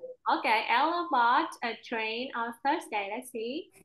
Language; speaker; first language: English; non-native, fluent; Vietnamese